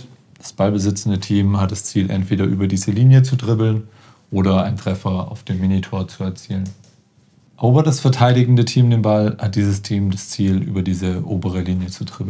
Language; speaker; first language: German; native; German